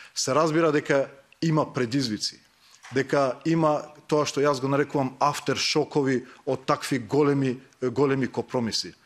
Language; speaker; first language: Macedonian; non-native, local second language; Albanian